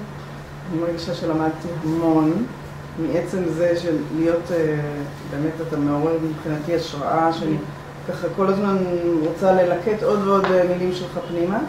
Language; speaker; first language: Hebrew; native; Hebrew